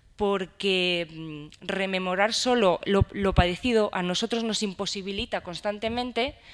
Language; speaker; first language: Spanish; native; Spanish